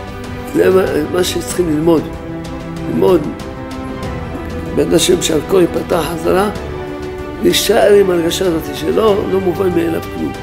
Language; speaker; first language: Hebrew; non-native, fluent; French